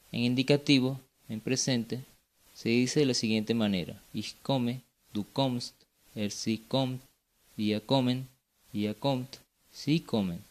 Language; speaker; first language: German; non-native, fluent; Spanish